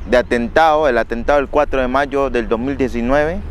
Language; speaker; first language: Spanish; native; Spanish